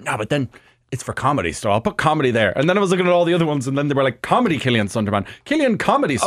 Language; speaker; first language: English; native; English